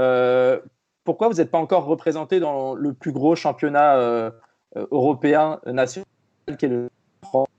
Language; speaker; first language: French; native; French